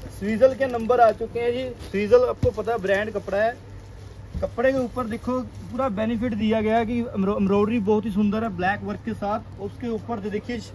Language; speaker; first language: Hindi; non-native, local second language; Punjabi